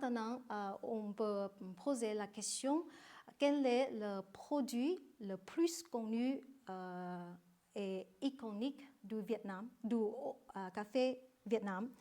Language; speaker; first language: French; non-native, learner; Vietnamese